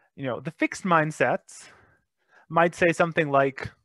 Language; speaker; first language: English; native; English